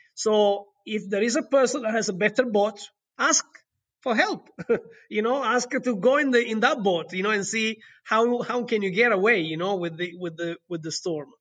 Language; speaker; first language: English; non-native, fluent; Italian